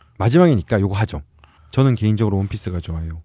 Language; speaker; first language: Korean; native; Korean